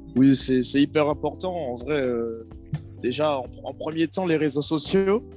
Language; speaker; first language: French; native; French